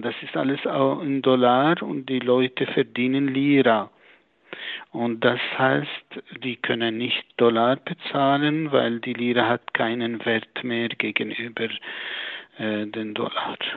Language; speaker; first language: German; non-native, fluent; Arabic